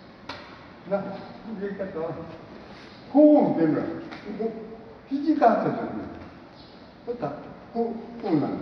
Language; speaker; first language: Japanese; native; Japanese